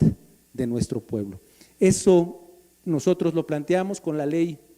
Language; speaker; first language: Spanish; native; Spanish